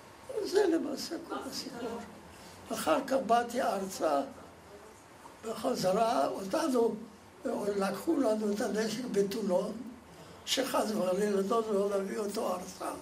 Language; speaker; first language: Hebrew; non-native, fluent; Polish